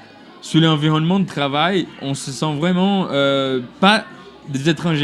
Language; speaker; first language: French; non-native, fluent; Portuguese